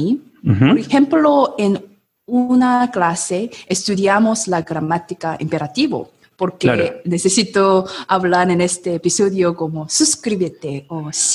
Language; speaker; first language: Spanish; non-native, learner; Korean